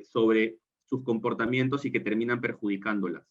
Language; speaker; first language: Spanish; native; Spanish